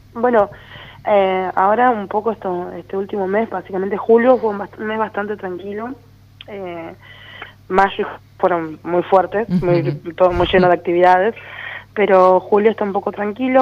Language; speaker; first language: Spanish; native; Spanish